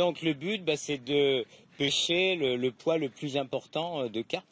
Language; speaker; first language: French; native; French